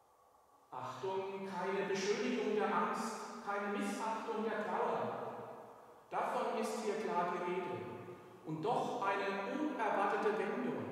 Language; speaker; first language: German; native; German